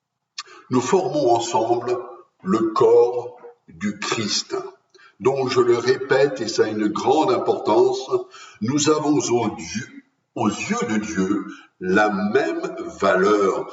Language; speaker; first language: French; native; French